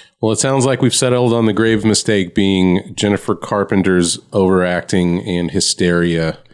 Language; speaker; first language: English; native; English